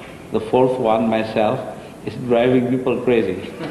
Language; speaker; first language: English; non-native, fluent; Indonesian